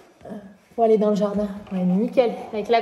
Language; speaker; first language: French; native; French